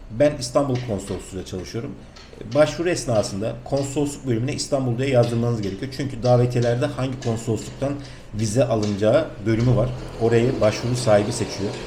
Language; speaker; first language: Turkish; native; Turkish